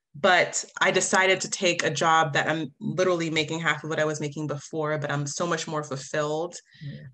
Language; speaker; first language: English; native; English